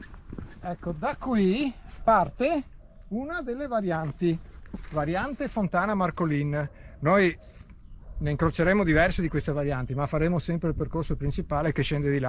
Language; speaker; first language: Italian; native; Italian